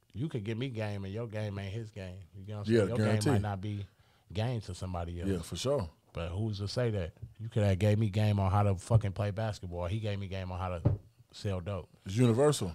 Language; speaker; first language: English; native; English